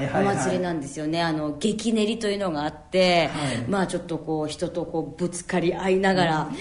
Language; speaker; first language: Japanese; native; Japanese